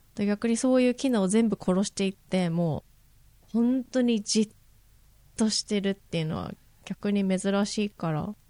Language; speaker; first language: Japanese; native; Japanese